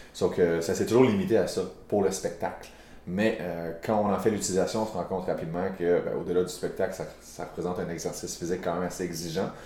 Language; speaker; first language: French; native; French